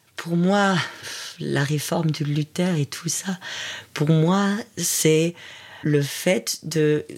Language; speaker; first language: French; non-native, fluent; German